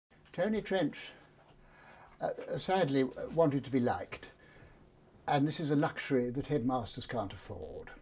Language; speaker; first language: English; native; English